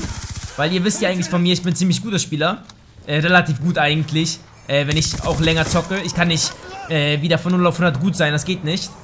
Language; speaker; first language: German; native; German